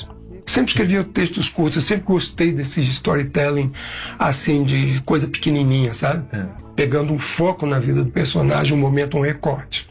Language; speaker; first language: Portuguese; native; Portuguese